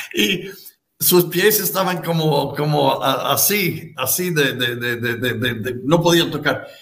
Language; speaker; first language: Spanish; non-native, fluent; English